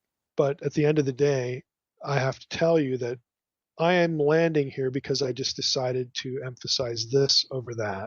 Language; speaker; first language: English; native; English